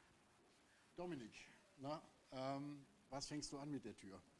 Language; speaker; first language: German; native; German